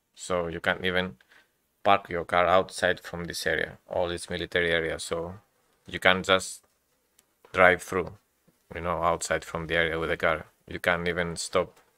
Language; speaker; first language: English; non-native, learner; Greek